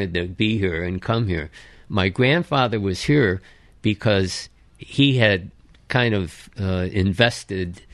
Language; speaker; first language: English; early bilingual, other home language; Japanese